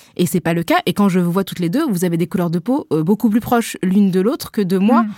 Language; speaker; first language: French; native; French